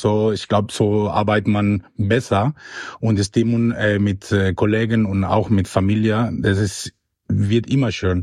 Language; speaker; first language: German; non-native, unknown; Spanish